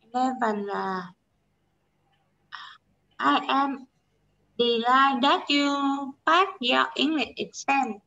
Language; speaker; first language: English; non-native, learner; Vietnamese